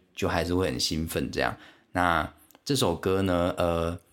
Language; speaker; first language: Chinese; non-native, local second language; Min Nan Chinese